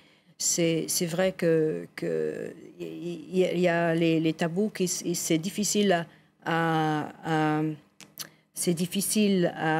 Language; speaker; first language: French; non-native, local second language; English